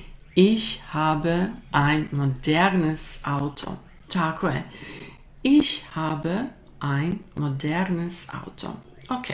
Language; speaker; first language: German; non-native, fluent; Croatian